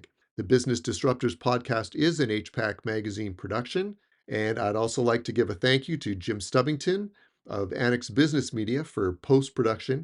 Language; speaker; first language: English; native; English